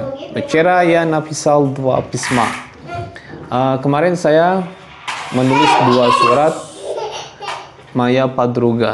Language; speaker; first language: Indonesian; non-native, local second language; Javanese